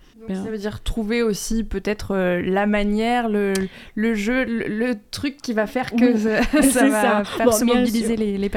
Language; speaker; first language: French; native; French